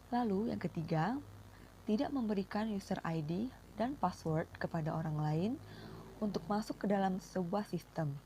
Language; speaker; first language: Indonesian; native; Indonesian